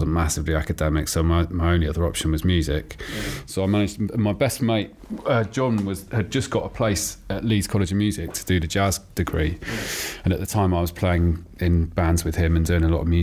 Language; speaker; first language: English; native; English